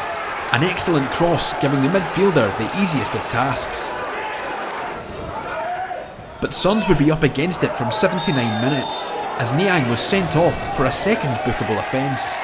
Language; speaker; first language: English; native; English